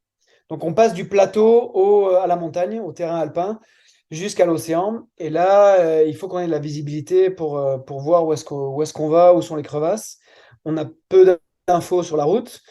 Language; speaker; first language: French; native; French